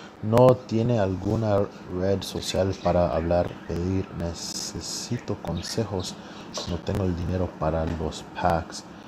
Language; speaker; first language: Spanish; early bilingual, heritage; Spanish